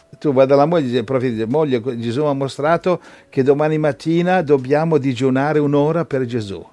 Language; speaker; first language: Italian; native; Italian